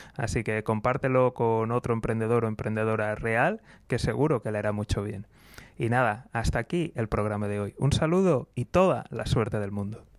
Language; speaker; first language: Spanish; native; Spanish